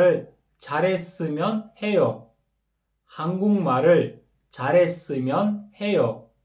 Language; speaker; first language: Korean; non-native, fluent; Kyrgyz